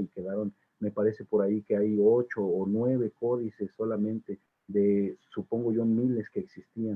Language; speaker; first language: Spanish; native; Spanish